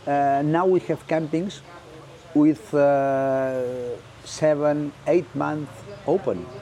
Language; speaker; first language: English; non-native, learner; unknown